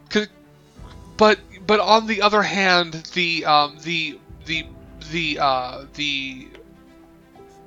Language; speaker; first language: English; native; English